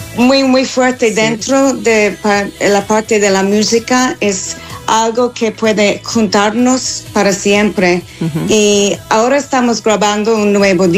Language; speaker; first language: Spanish; non-native, fluent; English